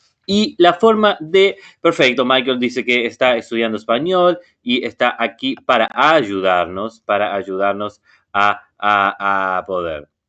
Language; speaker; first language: Spanish; non-native, fluent; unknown